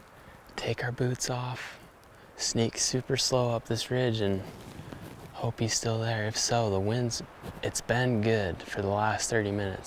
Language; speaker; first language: English; native; English